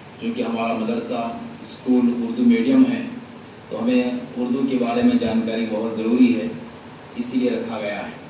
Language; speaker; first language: Urdu; native; Urdu